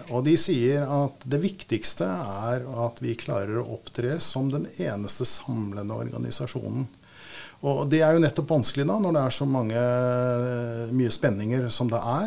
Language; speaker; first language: Norwegian; native; Norwegian